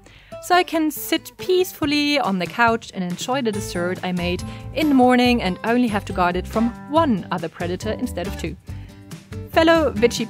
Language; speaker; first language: English; non-native, fluent; German